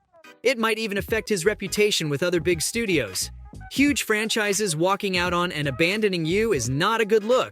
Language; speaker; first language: English; native; English